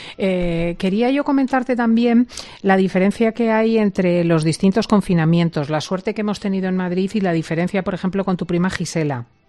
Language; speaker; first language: Spanish; native; Spanish